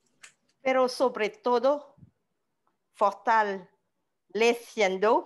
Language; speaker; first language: Spanish; non-native, learner; Khmer